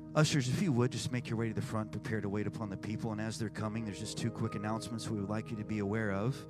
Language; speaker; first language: English; native; English